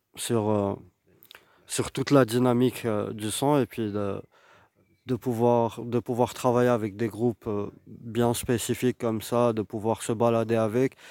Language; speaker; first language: French; non-native, local second language; Arabic